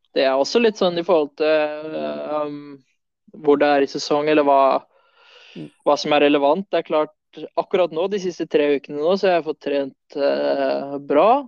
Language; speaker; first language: Norwegian; early bilingual, other home language; Swedish